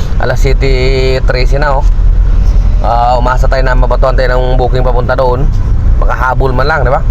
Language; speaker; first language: Filipino; native; Filipino